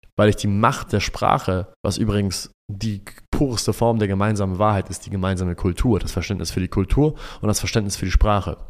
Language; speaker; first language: German; early bilingual, other home language; Arabic